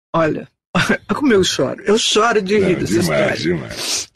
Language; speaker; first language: Portuguese; native; Portuguese